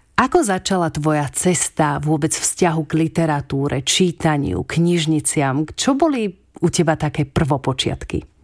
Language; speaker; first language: Slovak; native; Slovak